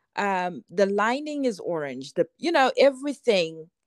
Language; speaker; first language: English; non-native, local second language; Shona